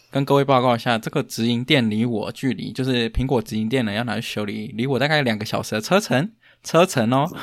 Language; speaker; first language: Chinese; native; Chinese